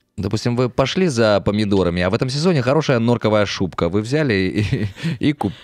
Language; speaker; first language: Russian; native; Russian